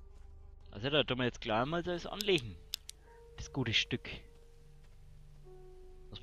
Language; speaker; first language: German; native; German